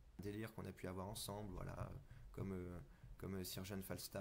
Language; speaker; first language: French; native; French